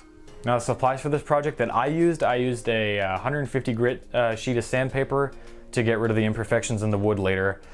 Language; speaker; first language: English; native; English